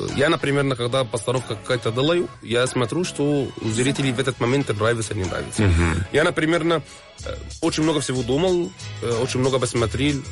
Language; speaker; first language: Russian; non-native, fluent; Arabic